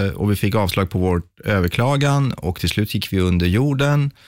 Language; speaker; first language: Swedish; early bilingual, other home language; Persian